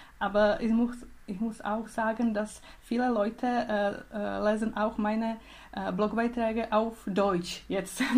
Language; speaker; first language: German; non-native, learner; Czech